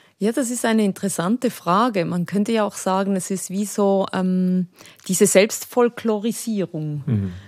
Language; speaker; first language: German; early bilingual, other home language; Spanish